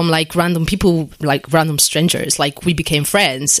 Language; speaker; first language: English; non-native, fluent; Polish